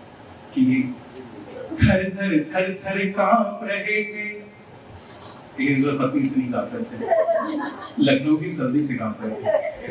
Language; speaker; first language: Hindi; native; Hindi